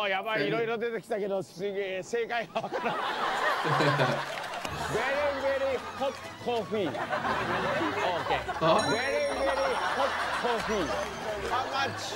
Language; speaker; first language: Japanese; native; Japanese